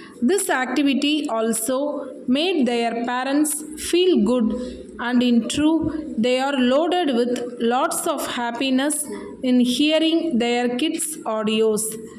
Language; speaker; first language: English; non-native, local second language; Tamil